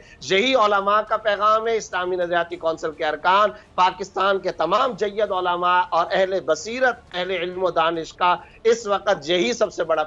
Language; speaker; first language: Urdu; native; Urdu